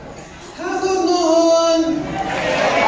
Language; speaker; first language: Indonesian; non-native, learner; Arabic